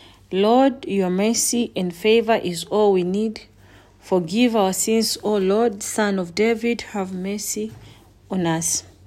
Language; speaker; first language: English; non-native, local second language; Swahili